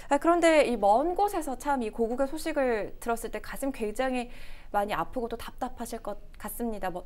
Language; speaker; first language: Korean; native; Korean